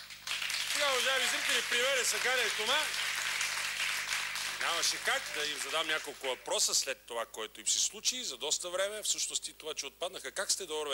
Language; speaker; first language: Bulgarian; native; Bulgarian